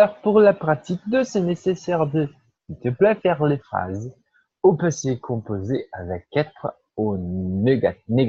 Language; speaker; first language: French; non-native, fluent; Portuguese